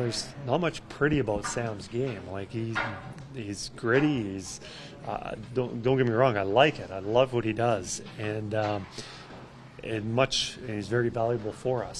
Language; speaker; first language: English; native; English